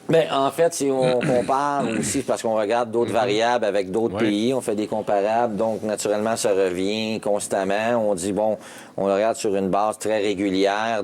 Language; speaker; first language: French; native; French